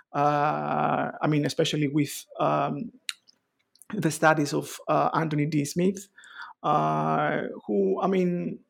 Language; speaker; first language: English; non-native, fluent; Greek